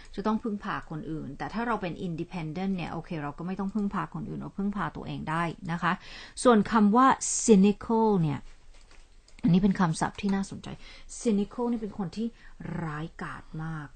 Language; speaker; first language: Thai; non-native, fluent; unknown